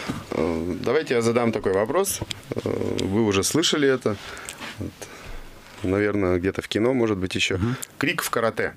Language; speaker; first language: Russian; native; Russian